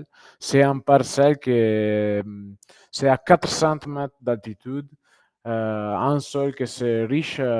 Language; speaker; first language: French; non-native, fluent; Italian